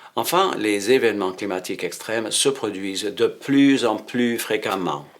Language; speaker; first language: French; non-native, fluent; English